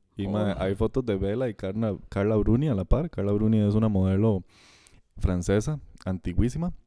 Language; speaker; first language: Spanish; native; Spanish